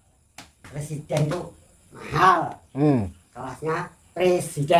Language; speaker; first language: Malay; non-native, local second language; Javanese